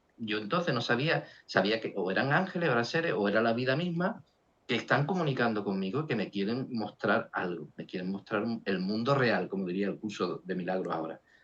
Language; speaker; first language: Spanish; native; Spanish